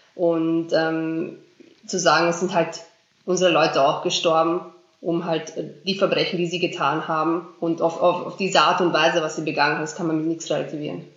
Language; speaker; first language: German; early bilingual, other home language; Bosnian